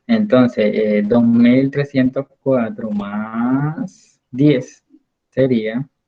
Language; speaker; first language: Spanish; native; Spanish